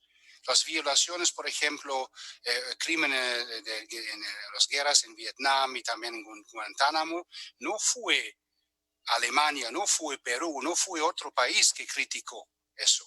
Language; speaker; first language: Spanish; non-native, fluent; German